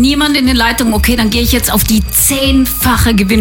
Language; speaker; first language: German; native; German